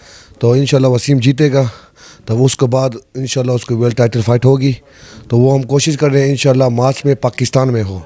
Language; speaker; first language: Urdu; early bilingual, heritage; Urdu